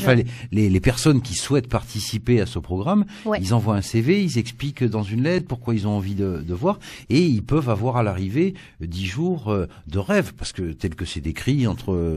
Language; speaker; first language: French; native; French